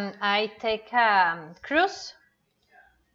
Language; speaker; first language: English; non-native, learner; Spanish